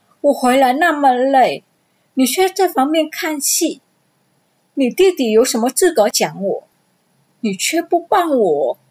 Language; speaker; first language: Chinese; non-native, fluent; Vietnamese